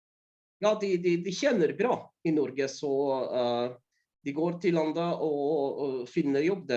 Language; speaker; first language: Norwegian; non-native, fluent; Polish